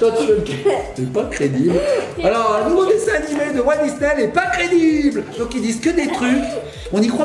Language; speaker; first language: French; native; French